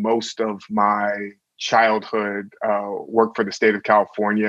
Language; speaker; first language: English; native; English